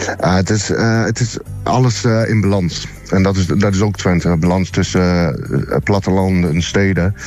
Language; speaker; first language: Dutch; non-native, fluent; English